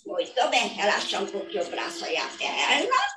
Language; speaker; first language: Portuguese; non-native, fluent; Japanese